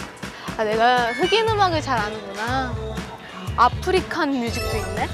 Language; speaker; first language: Korean; native; Korean